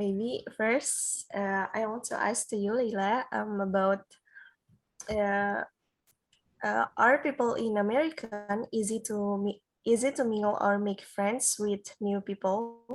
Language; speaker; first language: English; non-native, learner; Indonesian